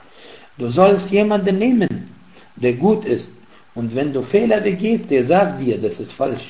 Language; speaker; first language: German; non-native, fluent; Arabic